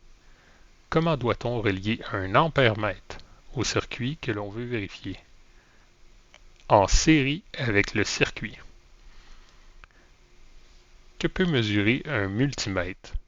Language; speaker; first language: French; native; French